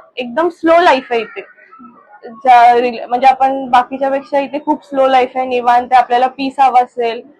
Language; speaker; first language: Marathi; native; Marathi